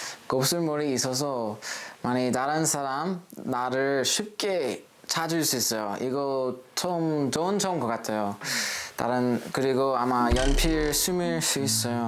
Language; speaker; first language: Korean; non-native, learner; English